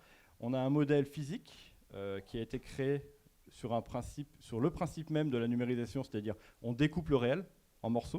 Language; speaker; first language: French; native; French